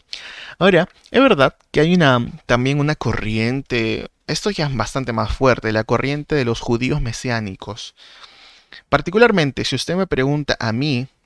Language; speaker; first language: Spanish; native; Spanish